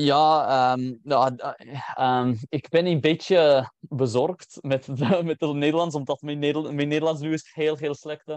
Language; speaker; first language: Dutch; non-native, learner; English